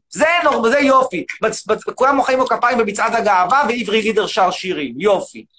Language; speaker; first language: Hebrew; native; Hebrew